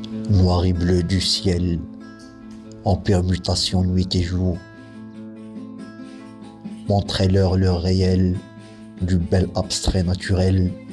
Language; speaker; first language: French; non-native, local second language; Arabic